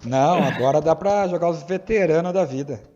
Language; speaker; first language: Portuguese; native; Portuguese